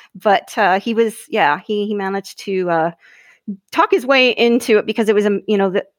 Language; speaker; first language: English; native; English